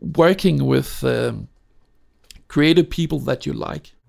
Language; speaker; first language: English; non-native, fluent; Danish